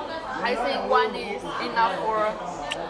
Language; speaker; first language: English; non-native, learner; Chinese